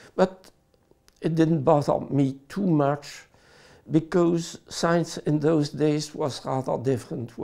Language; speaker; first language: English; non-native, fluent; French